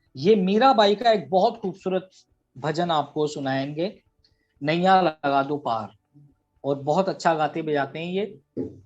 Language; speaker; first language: Urdu; non-native, local second language; Sindhi